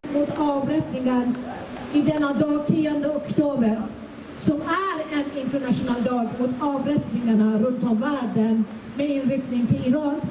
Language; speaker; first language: Swedish; non-native, fluent; Persian